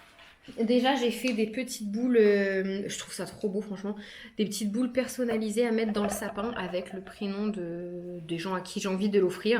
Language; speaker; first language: French; native; French